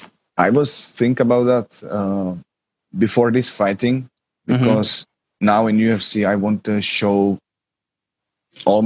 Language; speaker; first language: English; non-native, learner; Czech